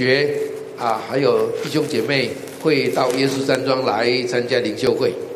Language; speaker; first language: Chinese; native; Chinese